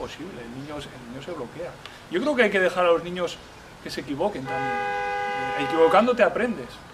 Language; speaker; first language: Spanish; native; Spanish